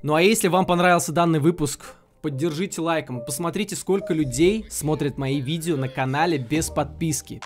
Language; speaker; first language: Russian; native; Russian